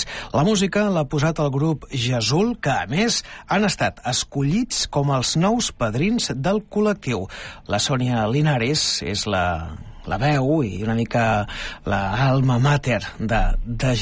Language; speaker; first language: Catalan; native; Catalan